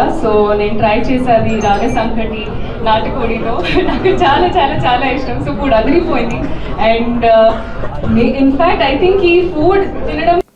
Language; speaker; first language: Telugu; non-native, learner; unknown